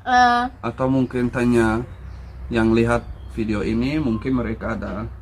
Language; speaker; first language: Indonesian; non-native, learner; Dutch